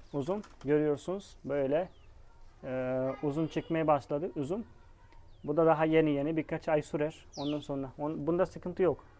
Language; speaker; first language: Turkish; non-native, fluent; Hindi